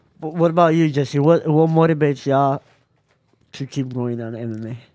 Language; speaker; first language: English; early bilingual, other home language; Spanish